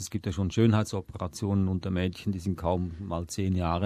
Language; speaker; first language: German; native; German